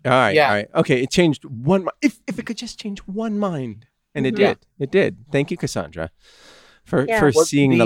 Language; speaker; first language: English; native; English